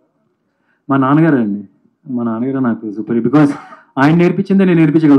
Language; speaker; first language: Telugu; native; Telugu